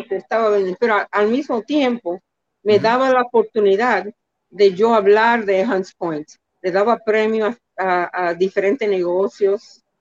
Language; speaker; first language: Spanish; early bilingual, heritage; Spanish